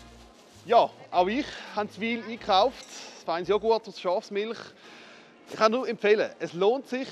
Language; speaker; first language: German; native; German